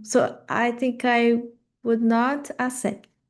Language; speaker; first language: English; non-native, learner; Portuguese